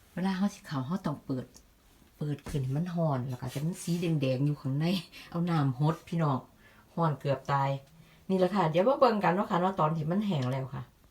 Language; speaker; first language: Thai; non-native, local second language; Northeastern Thai